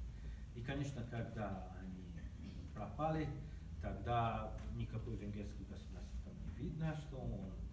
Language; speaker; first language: Russian; non-native, learner; Hungarian